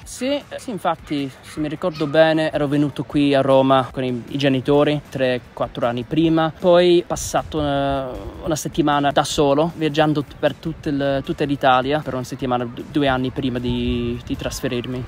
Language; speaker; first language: Italian; non-native, fluent; English